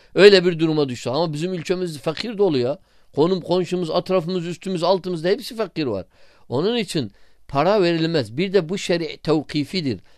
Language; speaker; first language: Turkish; non-native, fluent; Arabic